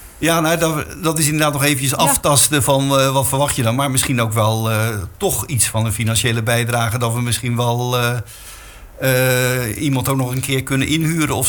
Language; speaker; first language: Dutch; native; Dutch